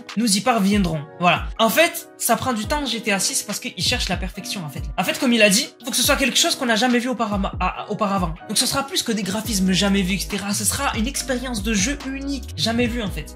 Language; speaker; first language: French; native; French